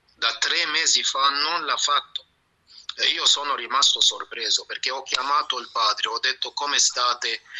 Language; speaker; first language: Italian; non-native, fluent; Arabic